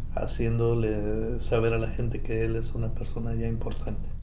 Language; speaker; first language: Spanish; native; Spanish